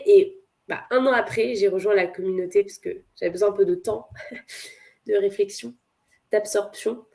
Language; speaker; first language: French; native; French